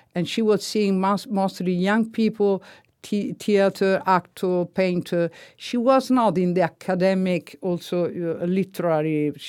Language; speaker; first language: English; non-native, fluent; Italian